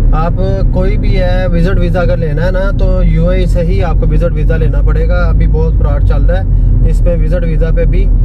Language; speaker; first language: Urdu; non-native, local second language; Punjabi